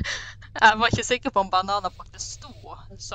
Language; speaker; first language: Norwegian; native; Norwegian